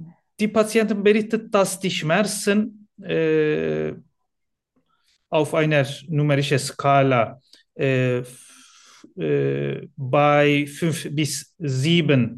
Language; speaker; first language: German; non-native, learner; Turkish